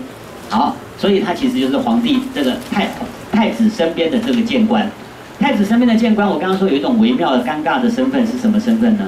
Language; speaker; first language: Chinese; native; Chinese